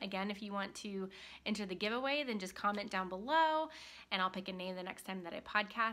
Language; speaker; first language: English; native; English